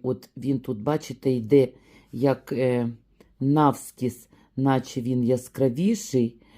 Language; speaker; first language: Ukrainian; native; Ukrainian